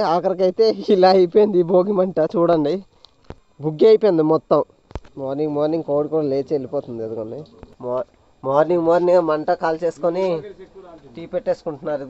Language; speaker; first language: Telugu; non-native, local second language; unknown